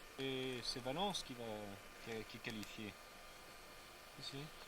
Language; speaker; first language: French; native; French